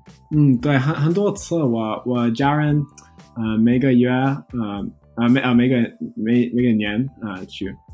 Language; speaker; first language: Chinese; non-native, learner; English